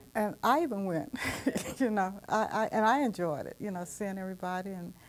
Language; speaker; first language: English; native; English